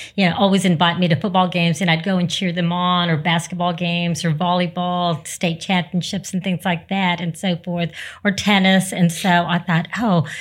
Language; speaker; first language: English; native; English